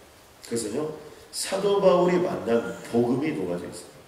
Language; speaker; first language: Korean; native; Korean